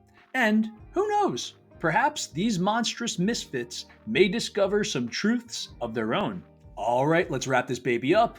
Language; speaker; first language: English; native; English